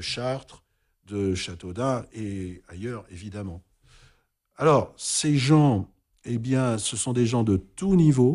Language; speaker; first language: French; native; French